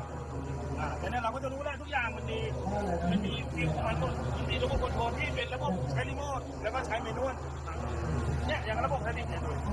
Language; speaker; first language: Thai; native; Thai